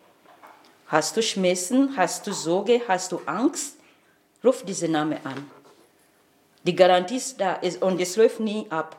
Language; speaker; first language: German; non-native, fluent; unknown